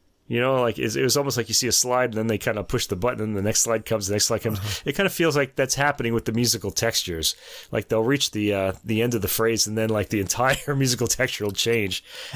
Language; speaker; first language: English; native; English